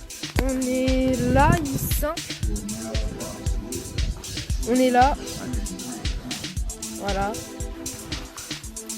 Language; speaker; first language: French; native; French